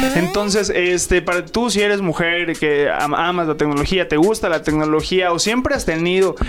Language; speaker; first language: Spanish; native; Spanish